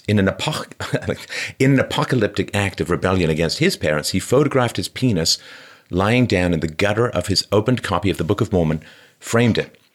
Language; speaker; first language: English; native; English